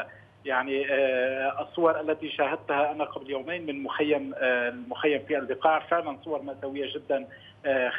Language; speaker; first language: Arabic; native; Arabic